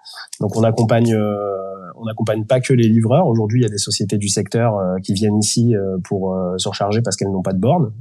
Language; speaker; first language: French; native; French